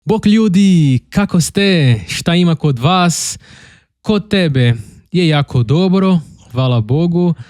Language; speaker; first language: Bosnian; non-native, learner; Portuguese